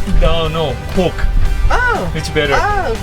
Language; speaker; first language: English; non-native, learner; Korean